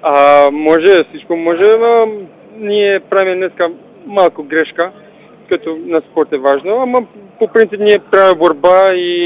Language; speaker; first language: Bulgarian; non-native, learner; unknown